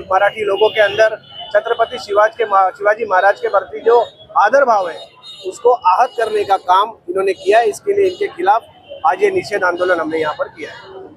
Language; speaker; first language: Hindi; non-native, local second language; Marathi